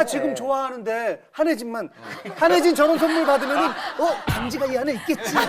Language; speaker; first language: Korean; native; Korean